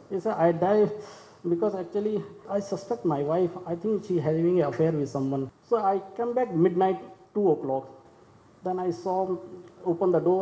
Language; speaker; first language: English; non-native, learner; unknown